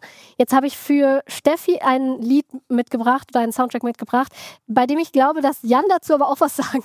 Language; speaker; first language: German; native; German